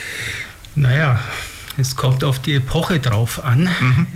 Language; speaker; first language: German; native; German